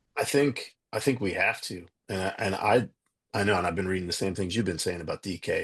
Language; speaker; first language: English; native; English